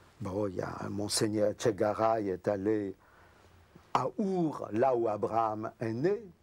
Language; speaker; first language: French; non-native, fluent; Yiddish